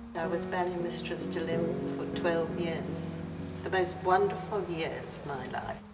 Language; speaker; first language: English; native; English